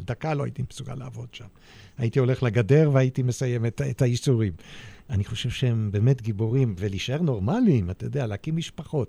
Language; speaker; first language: Hebrew; native; Hebrew